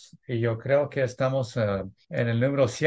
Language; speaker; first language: Spanish; early bilingual, heritage; English